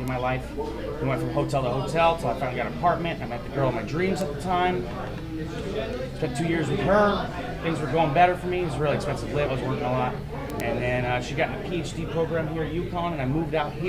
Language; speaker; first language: English; native; English